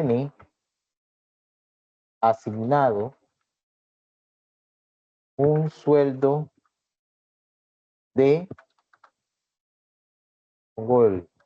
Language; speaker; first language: Spanish; native; Spanish